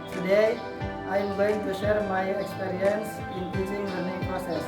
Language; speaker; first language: English; non-native, fluent; Indonesian